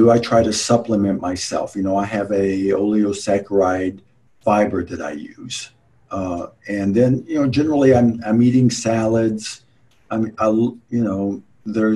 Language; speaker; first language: English; native; English